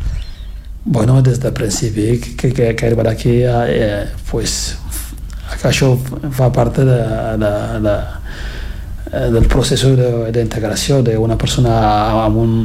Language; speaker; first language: Catalan; non-native, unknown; Fula